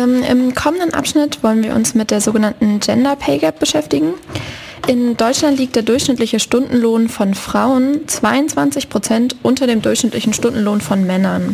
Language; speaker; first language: German; native; German